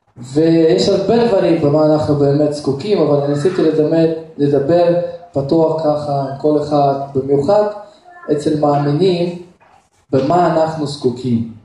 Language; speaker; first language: Hebrew; non-native, fluent; Russian